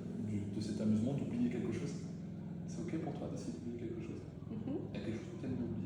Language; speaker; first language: French; native; French